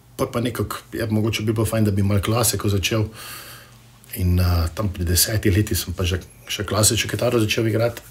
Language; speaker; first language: Slovenian; early bilingual, heritage; Slovenian